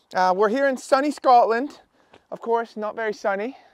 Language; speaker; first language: English; native; English